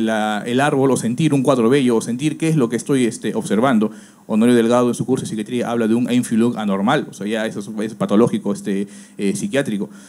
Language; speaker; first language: Spanish; native; Spanish